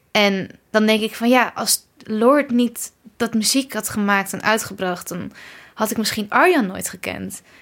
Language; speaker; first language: Dutch; early bilingual, other home language; Kurdish